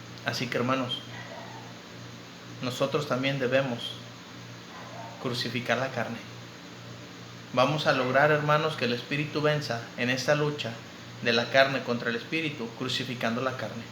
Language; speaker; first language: Spanish; native; Spanish